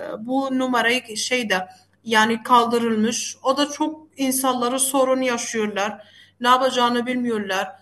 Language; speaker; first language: Turkish; non-native, fluent; Arabic